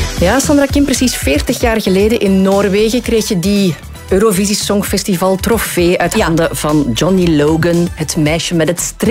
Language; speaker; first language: Dutch; native; Dutch